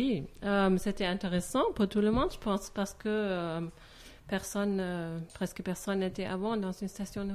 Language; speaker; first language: French; non-native, fluent; German